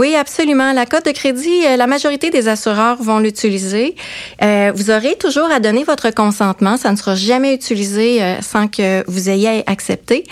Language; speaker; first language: French; native; French